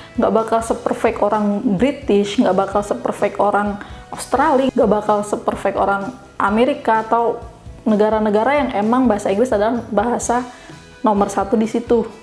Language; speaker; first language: Indonesian; native; Indonesian